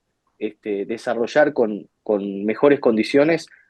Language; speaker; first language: Spanish; native; Spanish